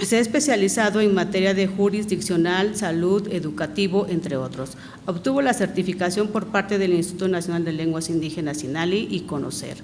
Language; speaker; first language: Spanish; non-native, local second language; Mixtepec Mixtec